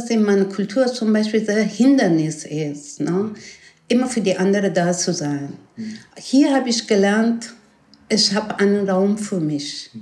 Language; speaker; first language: German; non-native, fluent; Persian